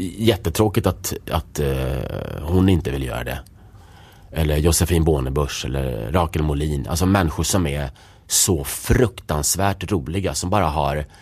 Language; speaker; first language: Swedish; early bilingual, other home language; Czech